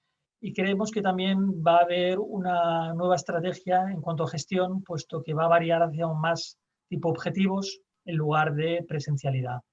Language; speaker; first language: Spanish; native; Spanish